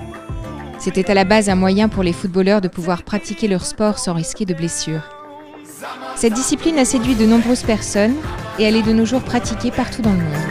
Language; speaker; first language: French; native; French